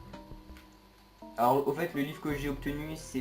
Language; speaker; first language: French; native; French